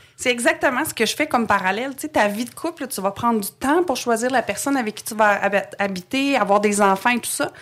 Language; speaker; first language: French; native; French